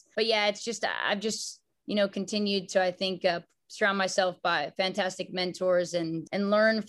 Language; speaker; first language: English; native; English